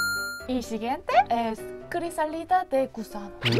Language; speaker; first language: Spanish; non-native, learner; Korean